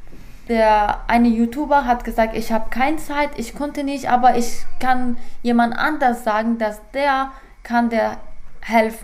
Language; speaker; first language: German; non-native, fluent; Persian